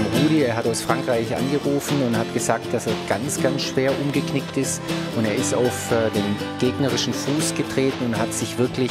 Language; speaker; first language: German; native; German